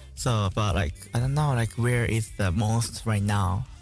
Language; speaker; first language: English; non-native, learner; Japanese